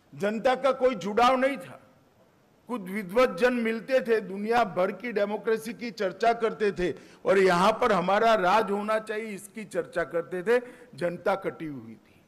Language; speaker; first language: Hindi; non-native, local second language; Gujarati